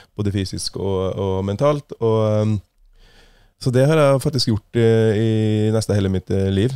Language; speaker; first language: Norwegian; native; Norwegian